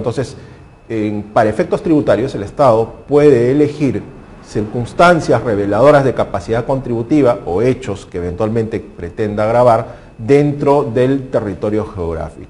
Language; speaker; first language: Spanish; native; Spanish